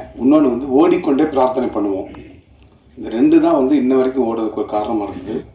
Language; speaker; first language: Tamil; native; Tamil